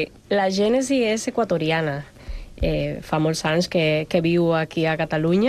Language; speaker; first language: Catalan; non-native, fluent; Spanish